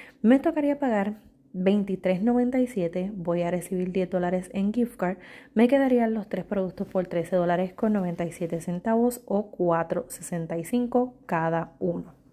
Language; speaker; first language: Spanish; native; Spanish